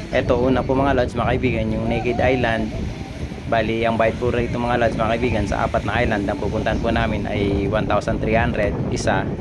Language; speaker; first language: Filipino; native; Filipino